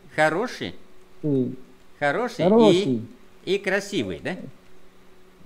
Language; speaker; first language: Russian; non-native, fluent; Vietnamese